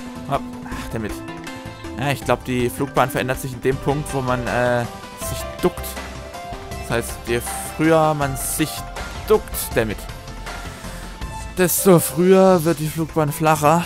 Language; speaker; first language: German; native; German